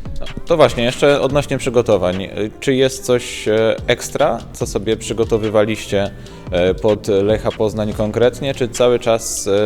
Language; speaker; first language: Polish; native; Polish